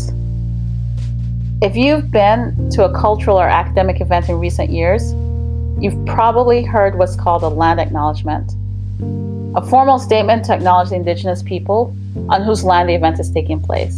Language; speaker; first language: English; non-native, local second language; Jamaican Creole English